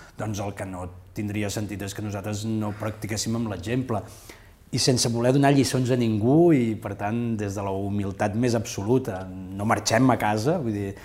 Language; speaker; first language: Catalan; non-native, local second language; Spanish